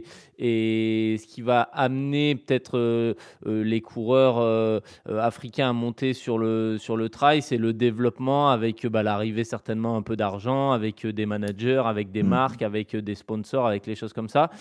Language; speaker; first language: French; native; French